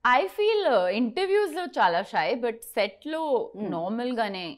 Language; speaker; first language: Telugu; non-native, learner; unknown